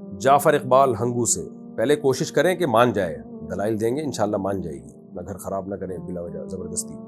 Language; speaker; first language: Urdu; native; Urdu